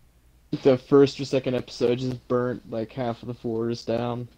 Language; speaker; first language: English; native; English